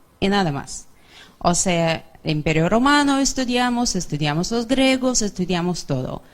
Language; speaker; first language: Spanish; non-native, fluent; English